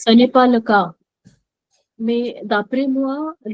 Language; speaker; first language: French; non-native, learner; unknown